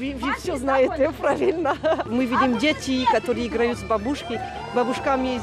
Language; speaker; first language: Russian; non-native, learner; French